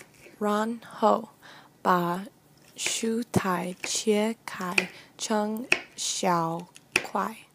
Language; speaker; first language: Chinese; non-native, learner; English